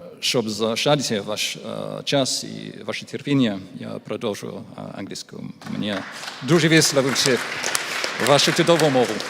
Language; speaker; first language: Ukrainian; non-native, learner; English